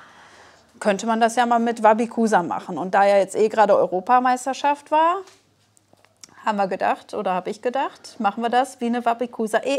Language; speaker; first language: German; native; German